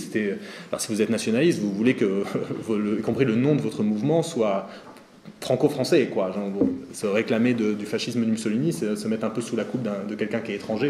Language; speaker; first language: French; native; French